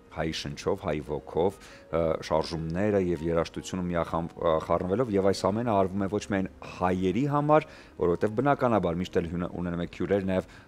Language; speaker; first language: Armenian; native; Armenian